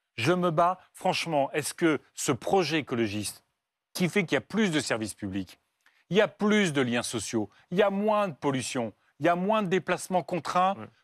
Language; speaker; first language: French; native; French